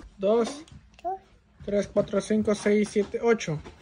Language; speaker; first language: Spanish; early bilingual, heritage; Spanish